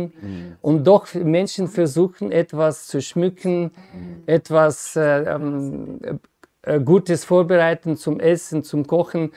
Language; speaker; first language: German; non-native, fluent; Ukrainian